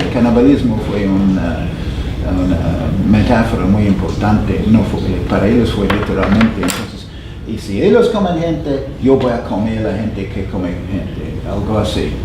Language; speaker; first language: Spanish; non-native, fluent; English